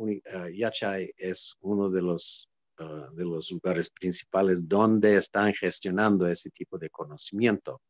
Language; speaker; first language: Spanish; non-native, fluent; English